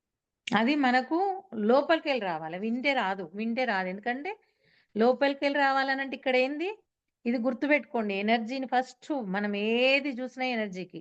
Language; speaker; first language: Telugu; native; Telugu